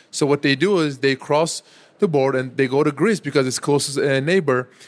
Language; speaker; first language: English; non-native, fluent; Turkish